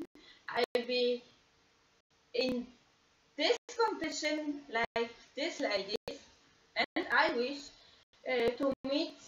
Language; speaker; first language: English; non-native, learner; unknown